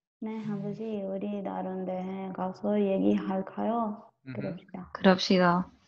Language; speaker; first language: Korean; non-native, learner; Spanish